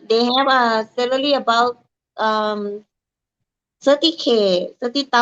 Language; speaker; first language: English; non-native, learner; Thai